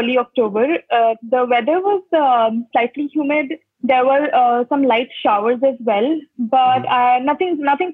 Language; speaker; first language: English; non-native, local second language; Hindi